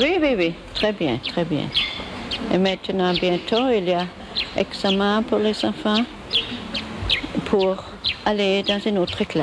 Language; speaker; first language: French; non-native, learner; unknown